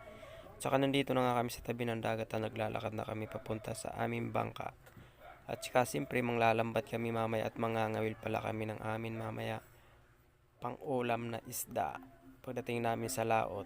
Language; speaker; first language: Filipino; non-native, local second language; Masbatenyo